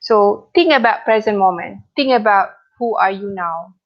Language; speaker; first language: English; non-native, local second language; Malay